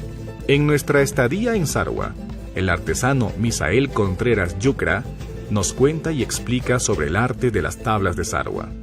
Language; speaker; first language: Spanish; native; Spanish